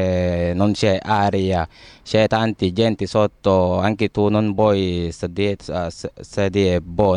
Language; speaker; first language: Italian; non-native, learner; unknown